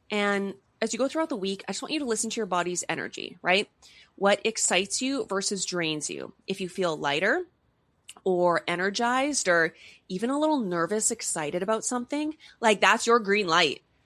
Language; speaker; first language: English; native; English